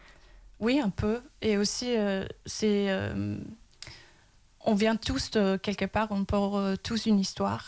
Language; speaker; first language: French; early bilingual, heritage; Danish